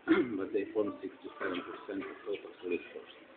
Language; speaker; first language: English; non-native, fluent; Croatian